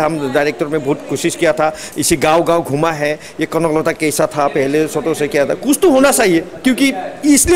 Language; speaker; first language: Hindi; non-native, local second language; Assamese